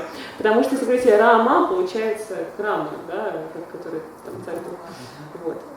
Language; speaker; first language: Russian; native; Russian